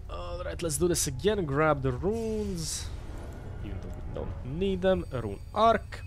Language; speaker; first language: English; non-native, fluent; Croatian